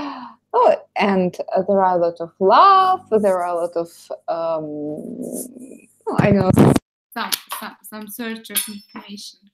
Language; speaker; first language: English; non-native, learner; Russian